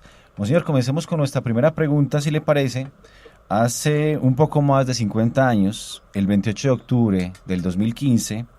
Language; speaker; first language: Spanish; native; Spanish